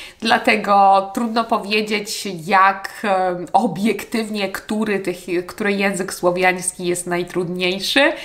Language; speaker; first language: Polish; native; Polish